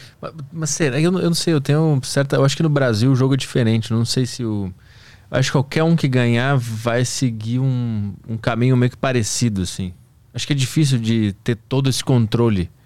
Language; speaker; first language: Portuguese; native; Portuguese